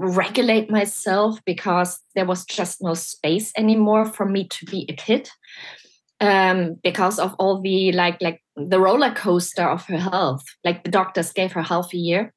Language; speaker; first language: English; non-native, fluent; German